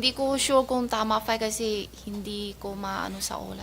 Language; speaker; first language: Filipino; non-native, learner; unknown